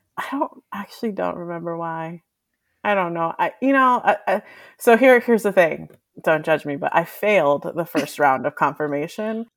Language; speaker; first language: English; early bilingual, other home language; Spanish